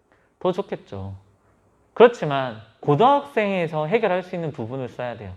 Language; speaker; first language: Korean; native; Korean